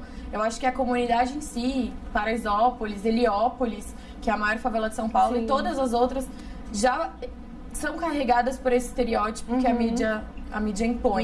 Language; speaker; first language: Portuguese; native; Portuguese